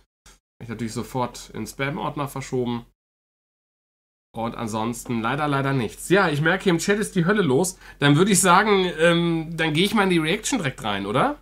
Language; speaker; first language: German; native; German